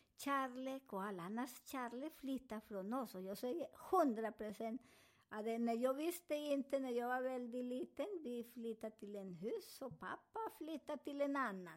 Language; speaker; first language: Swedish; non-native, learner; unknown